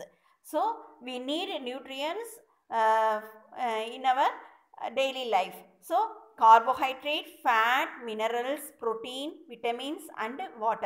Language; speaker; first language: English; non-native, local second language; Tamil